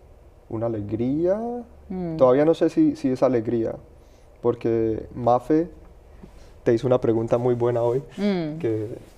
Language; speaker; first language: Spanish; early bilingual, heritage; Spanish